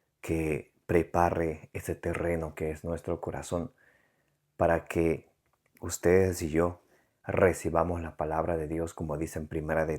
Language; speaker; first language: Spanish; native; Spanish